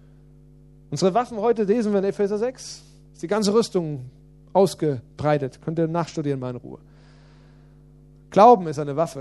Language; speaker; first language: German; native; German